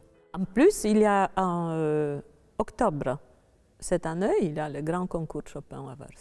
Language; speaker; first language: French; non-native, fluent; Polish